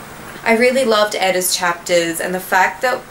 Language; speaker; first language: English; native; English